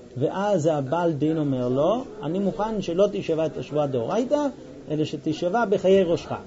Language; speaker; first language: Hebrew; non-native, fluent; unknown